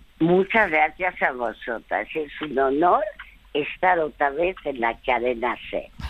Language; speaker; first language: Spanish; early bilingual, other home language; French